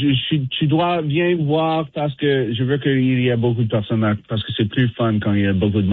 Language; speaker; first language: French; non-native, fluent; English